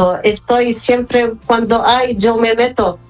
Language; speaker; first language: Spanish; non-native, learner; Arabic